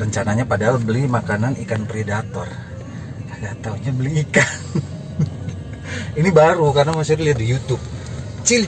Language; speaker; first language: Indonesian; native; Indonesian